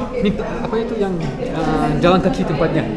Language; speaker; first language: Indonesian; non-native, fluent; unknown